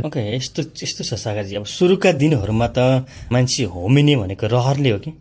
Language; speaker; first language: Nepali; native; Nepali